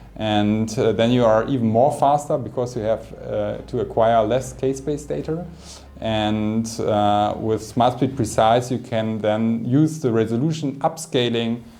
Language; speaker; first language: English; non-native, fluent; German